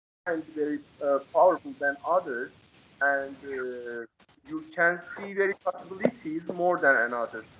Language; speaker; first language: English; non-native, learner; Persian